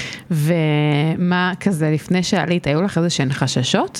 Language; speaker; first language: Hebrew; native; Hebrew